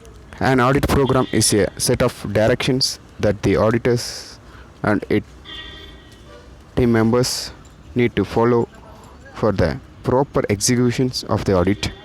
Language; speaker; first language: English; non-native, local second language; Tamil